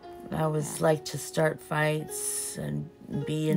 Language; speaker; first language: English; early bilingual, other home language; Portuguese